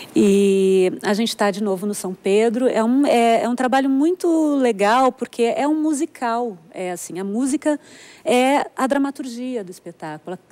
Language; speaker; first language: Portuguese; native; Portuguese